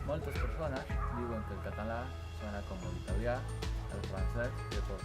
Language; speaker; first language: Catalan; non-native, learner; Spanish